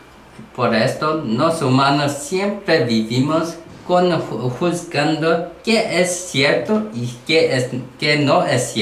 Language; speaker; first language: Spanish; non-native, learner; Korean